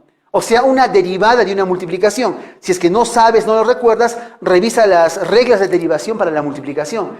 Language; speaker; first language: Spanish; native; Spanish